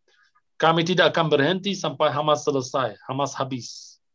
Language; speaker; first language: Indonesian; non-native, fluent; Arabic